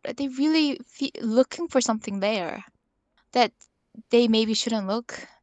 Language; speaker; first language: English; early bilingual, other home language; Korean